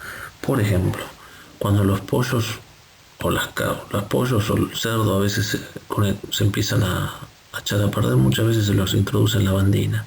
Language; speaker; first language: Spanish; native; Spanish